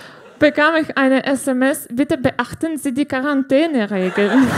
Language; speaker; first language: German; non-native, fluent; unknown